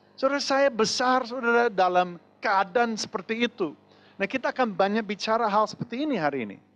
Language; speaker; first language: Indonesian; non-native, fluent; English